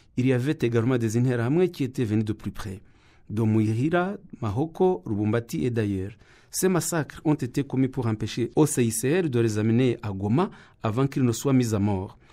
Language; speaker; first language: French; non-native, local second language; Kinyarwanda